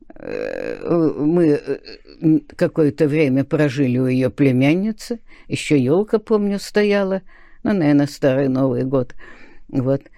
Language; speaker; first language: Russian; early bilingual, other home language; Spanish